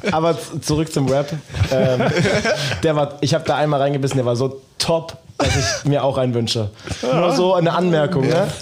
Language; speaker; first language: German; native; German